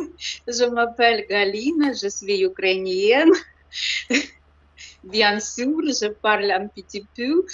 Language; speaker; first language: French; non-native, learner; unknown